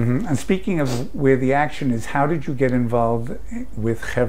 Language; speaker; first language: English; native; English